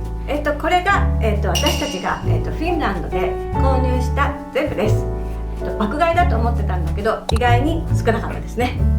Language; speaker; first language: Japanese; native; Japanese